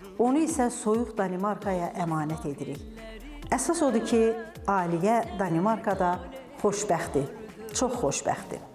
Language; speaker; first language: Azerbaijani; native; Azerbaijani